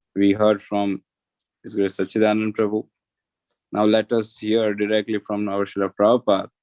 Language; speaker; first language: English; non-native, local second language; Hindi